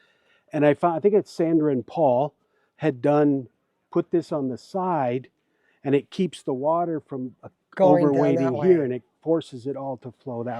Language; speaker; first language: English; native; English